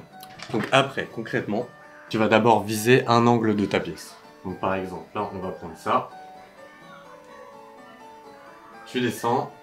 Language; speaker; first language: French; native; French